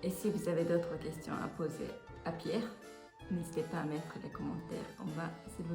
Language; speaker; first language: French; non-native, fluent; Japanese